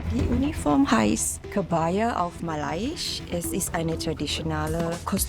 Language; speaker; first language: German; non-native, fluent; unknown